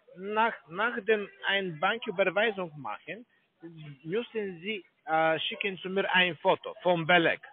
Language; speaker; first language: German; non-native, learner; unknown